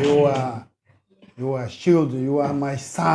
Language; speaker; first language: English; non-native, learner; Portuguese